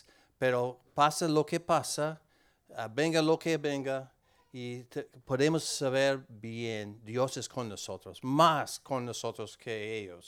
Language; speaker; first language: Spanish; non-native, learner; English